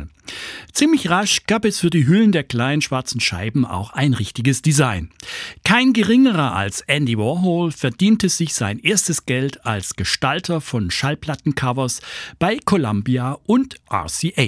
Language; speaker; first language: German; native; German